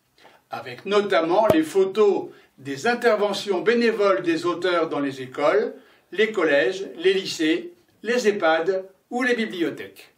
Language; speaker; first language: French; native; French